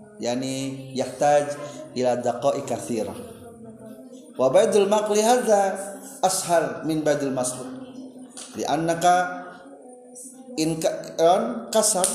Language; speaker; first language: Arabic; non-native, learner; Indonesian